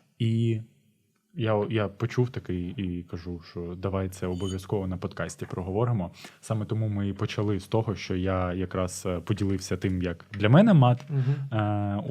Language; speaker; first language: Ukrainian; non-native, local second language; Russian